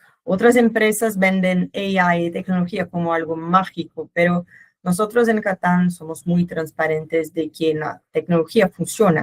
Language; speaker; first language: Spanish; non-native, learner; Portuguese